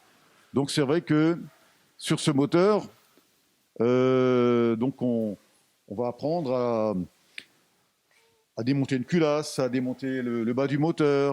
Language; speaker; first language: French; native; French